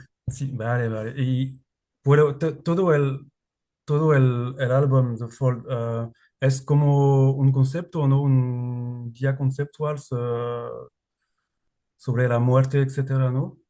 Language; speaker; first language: Spanish; non-native, learner; French